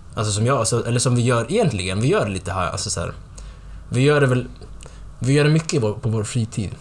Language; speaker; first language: Swedish; early bilingual, other home language; Tigrinya